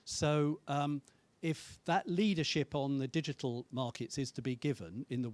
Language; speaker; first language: English; native; English